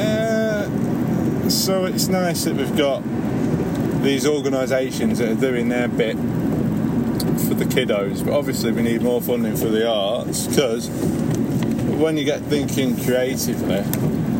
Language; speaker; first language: English; native; English